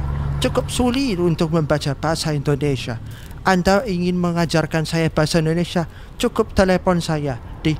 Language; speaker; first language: Indonesian; non-native, learner; English